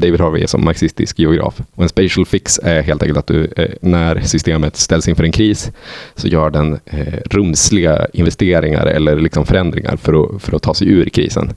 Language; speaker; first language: Swedish; native; Swedish